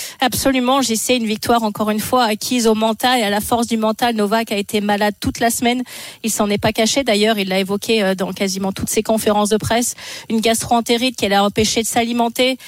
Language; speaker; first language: French; native; French